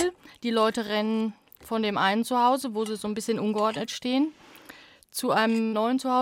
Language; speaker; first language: German; native; German